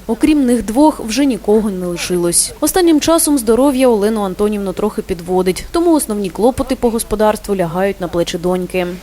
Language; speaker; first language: Ukrainian; native; Ukrainian